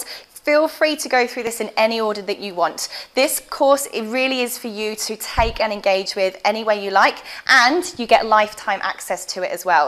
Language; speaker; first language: English; native; English